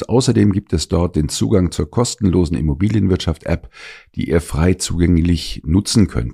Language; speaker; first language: German; native; German